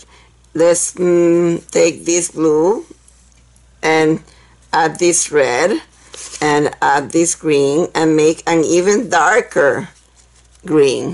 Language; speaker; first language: English; non-native, fluent; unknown